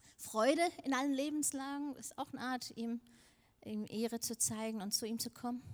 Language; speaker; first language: German; non-native, fluent; Danish